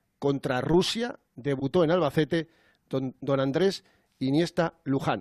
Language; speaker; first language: Spanish; native; Spanish